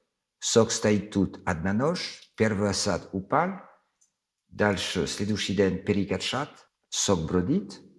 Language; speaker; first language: Russian; non-native, learner; French